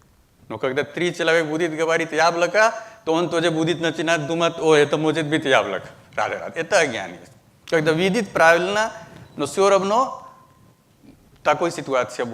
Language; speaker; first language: Russian; non-native, learner; Hindi